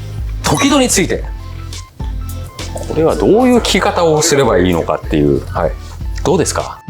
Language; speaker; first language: Japanese; native; Japanese